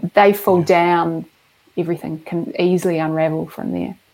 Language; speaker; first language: English; native; English